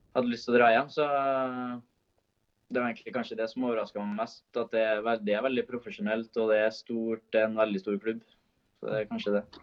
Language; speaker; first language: Norwegian; native; Norwegian